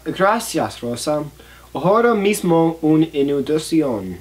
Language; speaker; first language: Spanish; non-native, learner; English